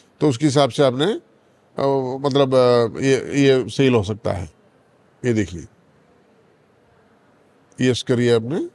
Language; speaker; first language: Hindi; non-native, local second language; Malayalam